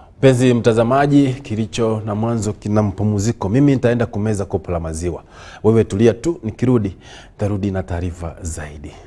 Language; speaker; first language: Swahili; non-native, local second language; Gusii